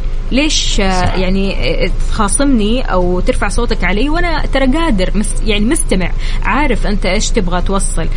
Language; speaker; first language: Arabic; native; Arabic